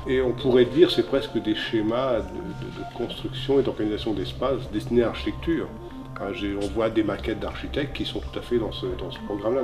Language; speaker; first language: French; native; French